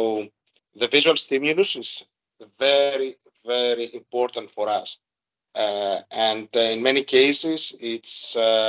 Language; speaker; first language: English; non-native, fluent; Greek